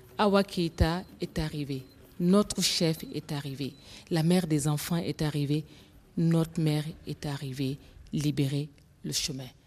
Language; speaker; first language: French; non-native, local second language; Bambara